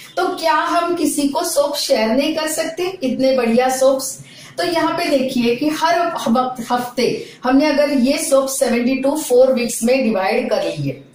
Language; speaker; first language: Hindi; non-native, local second language; Marathi